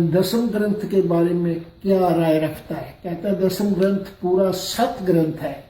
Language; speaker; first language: Hindi; non-native, local second language; Punjabi